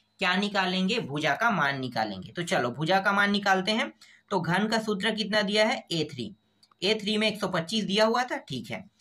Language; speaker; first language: Hindi; native; Hindi